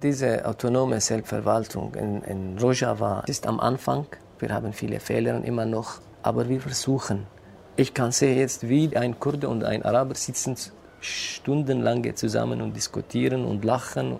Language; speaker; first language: German; non-native, fluent; Kurdish